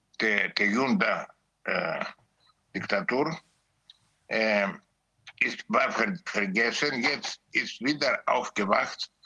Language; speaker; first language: German; non-native, learner; Greek